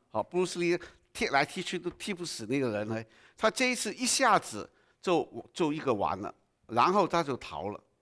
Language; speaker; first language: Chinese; non-native, local second language; Cantonese